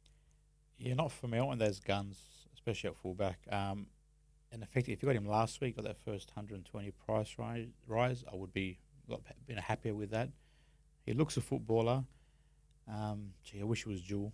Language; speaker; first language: English; native; English